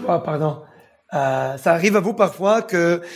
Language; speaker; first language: French; early bilingual, heritage; French